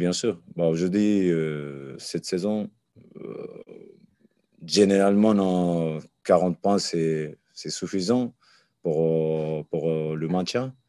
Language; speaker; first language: French; non-native, learner; Japanese